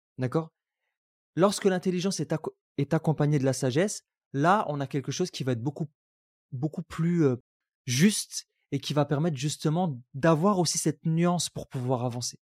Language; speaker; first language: French; non-native, local second language; Arabic